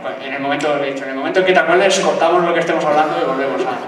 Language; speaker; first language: Spanish; native; Spanish